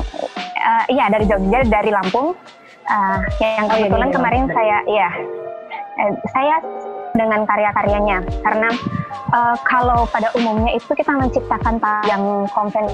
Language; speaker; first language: Indonesian; native; Indonesian